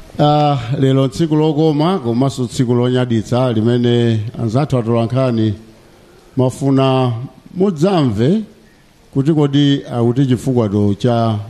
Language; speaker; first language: Nyanja; native; Nyanja